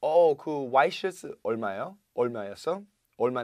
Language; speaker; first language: Korean; non-native, fluent; English